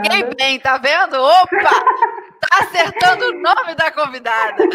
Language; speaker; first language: Portuguese; native; Portuguese